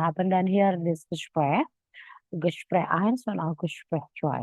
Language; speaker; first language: German; non-native, fluent; Indonesian